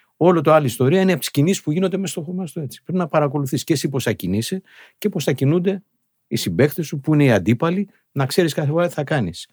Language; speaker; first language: Greek; native; Greek